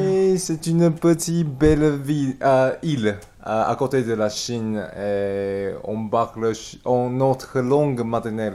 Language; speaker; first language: French; non-native, learner; Chinese